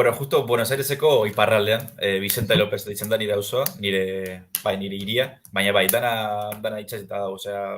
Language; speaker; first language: Basque; non-native, fluent; Spanish